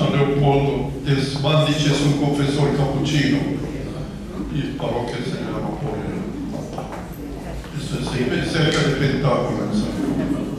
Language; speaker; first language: Spanish; non-native, fluent; Croatian